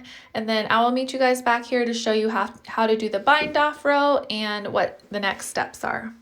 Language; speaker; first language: English; native; English